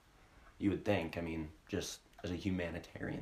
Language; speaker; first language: English; native; English